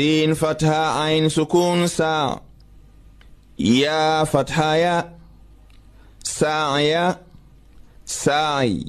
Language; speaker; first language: Arabic; non-native, fluent; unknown